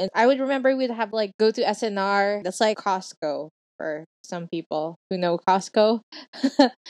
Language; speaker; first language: English; non-native, local second language; Filipino